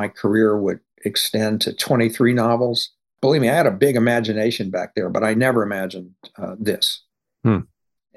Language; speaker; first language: English; native; English